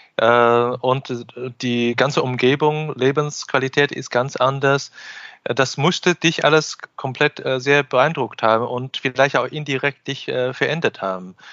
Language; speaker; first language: German; non-native, fluent; Chinese